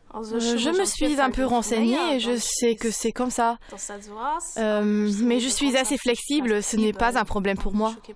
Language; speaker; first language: French; non-native, local second language; Luxembourgish